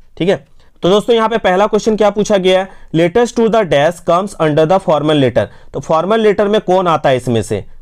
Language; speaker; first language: Hindi; native; Hindi